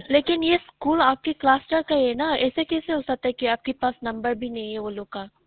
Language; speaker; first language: Urdu; native; Urdu